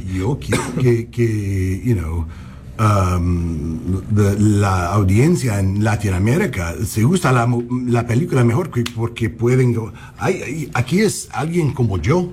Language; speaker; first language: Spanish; early bilingual, heritage; English